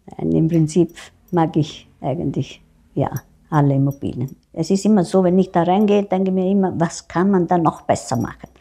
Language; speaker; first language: German; non-native, fluent; Italian